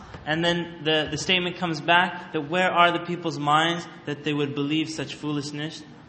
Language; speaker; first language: English; native; English